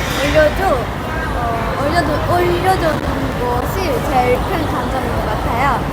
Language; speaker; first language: Korean; non-native, learner; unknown